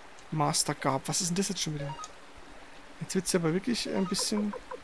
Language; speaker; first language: German; native; German